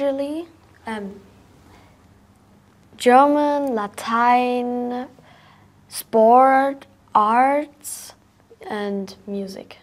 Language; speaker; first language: English; non-native, learner; German